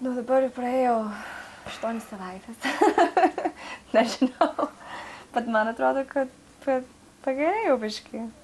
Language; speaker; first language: Lithuanian; non-native, learner; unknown